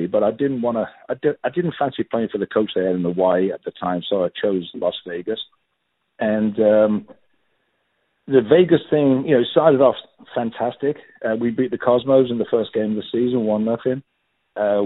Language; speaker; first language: English; native; English